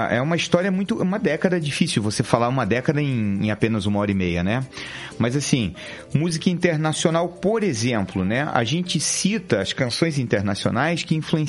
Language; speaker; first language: Portuguese; native; Portuguese